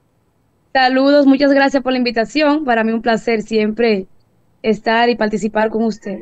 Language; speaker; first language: Spanish; native; Spanish